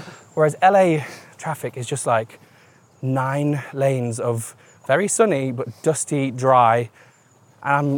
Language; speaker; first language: English; native; English